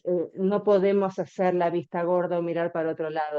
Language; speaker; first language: Spanish; native; Spanish